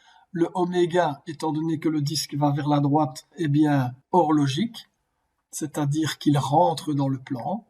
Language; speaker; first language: French; native; French